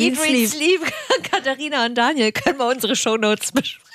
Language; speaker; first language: German; native; German